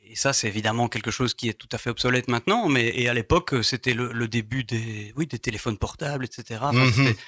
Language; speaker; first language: French; native; French